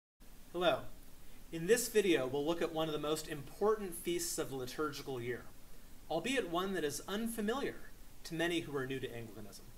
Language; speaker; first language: English; native; English